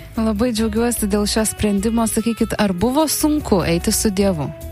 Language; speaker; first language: Lithuanian; native; Lithuanian